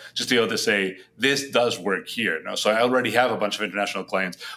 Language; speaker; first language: English; non-native, fluent; Spanish